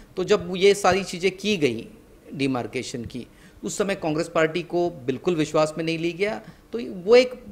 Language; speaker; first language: Hindi; non-native, local second language; Marathi